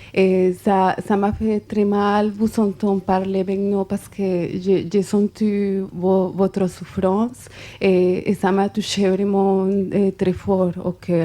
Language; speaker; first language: French; non-native, fluent; Spanish